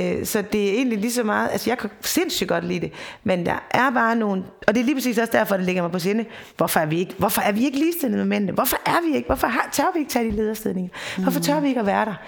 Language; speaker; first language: Danish; native; Danish